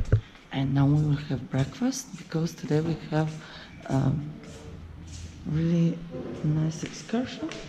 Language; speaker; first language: English; non-native, fluent; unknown